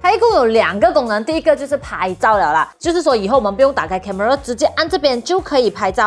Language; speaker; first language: Chinese; non-native, local second language; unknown